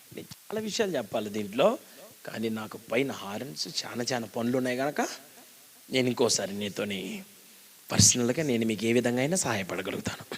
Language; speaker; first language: Telugu; native; Telugu